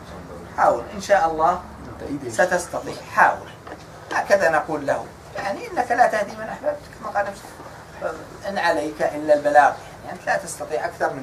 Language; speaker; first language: Arabic; native; Arabic